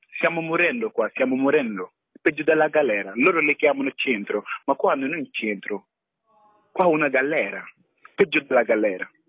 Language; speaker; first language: Italian; non-native, fluent; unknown